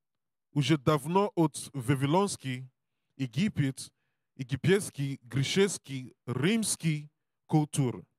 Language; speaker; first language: Russian; non-native, learner; English